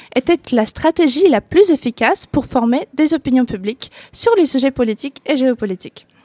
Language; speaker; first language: French; non-native, fluent; Ukrainian